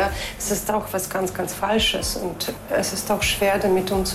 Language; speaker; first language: German; non-native, fluent; Russian